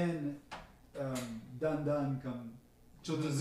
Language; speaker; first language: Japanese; non-native, learner; English